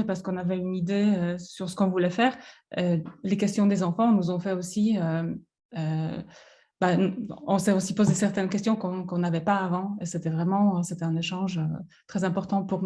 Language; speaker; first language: French; non-native, fluent; Polish